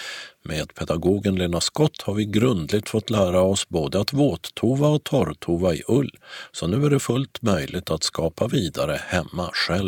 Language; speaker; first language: Swedish; native; Swedish